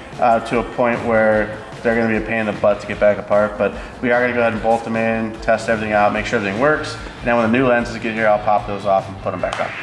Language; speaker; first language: English; native; English